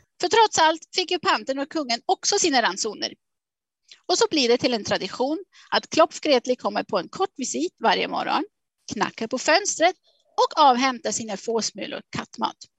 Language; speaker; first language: Swedish; non-native, fluent; Swiss German